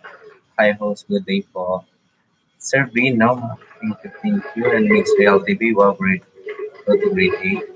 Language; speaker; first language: English; non-native, local second language; Filipino